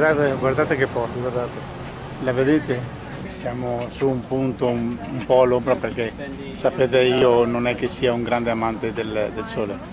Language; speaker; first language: Italian; native; Italian